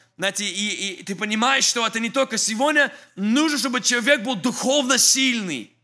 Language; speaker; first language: Russian; early bilingual, heritage; English